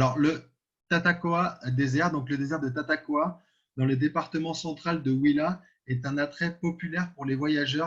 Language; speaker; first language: French; native; French